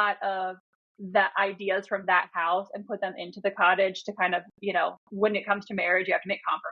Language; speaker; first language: English; native; English